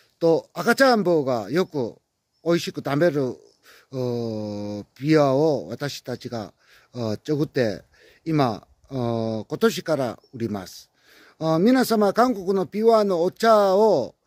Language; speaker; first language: Japanese; non-native, learner; Korean